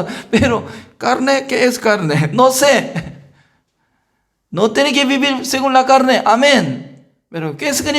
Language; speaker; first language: Spanish; non-native, learner; Korean